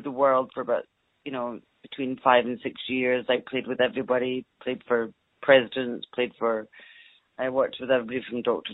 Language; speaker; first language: English; native; English